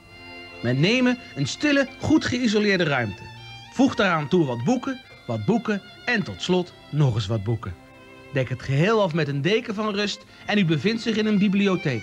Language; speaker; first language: Dutch; native; Dutch